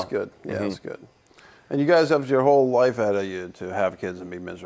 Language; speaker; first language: English; native; English